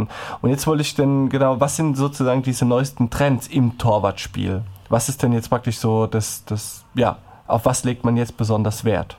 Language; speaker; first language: German; native; German